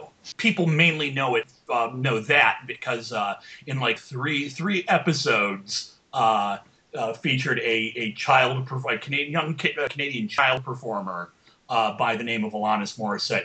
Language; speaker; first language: English; native; English